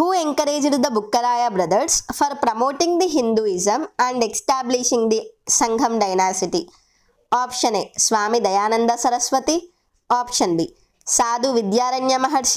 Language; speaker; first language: English; non-native, local second language; Telugu